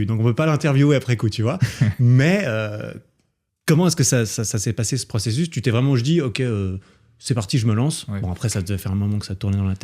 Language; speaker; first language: French; native; French